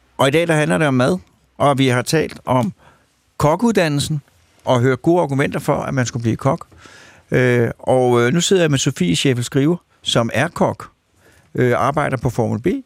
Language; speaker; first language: Danish; native; Danish